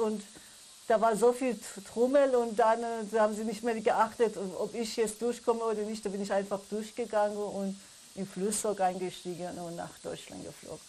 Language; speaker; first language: German; non-native, learner; Persian